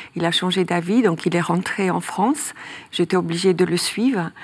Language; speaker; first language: French; non-native, fluent; Polish